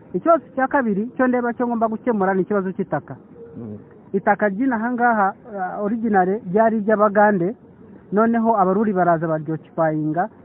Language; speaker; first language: Kinyarwanda; early bilingual, heritage; Kinyarwanda